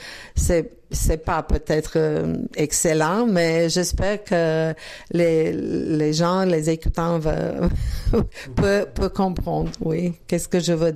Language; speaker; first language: French; non-native, learner; Croatian